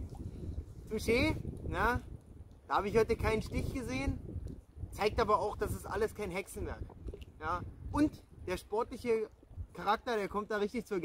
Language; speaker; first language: German; native; German